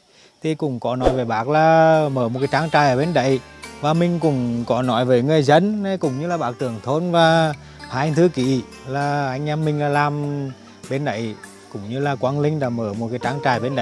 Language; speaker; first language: Vietnamese; native; Vietnamese